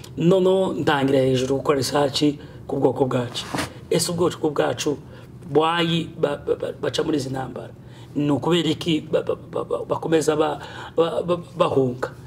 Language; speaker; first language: Kinyarwanda; early bilingual, heritage; Kinyarwanda